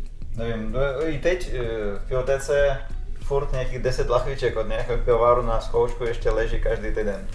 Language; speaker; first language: Czech; non-native, fluent; Russian